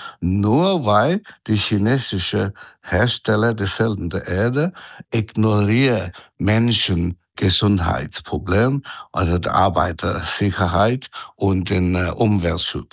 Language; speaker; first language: German; non-native, fluent; Chinese